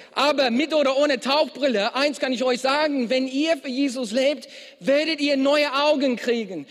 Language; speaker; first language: German; non-native, fluent; English